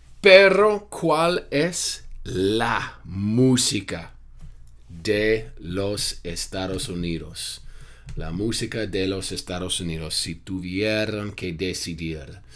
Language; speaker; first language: Spanish; non-native, fluent; English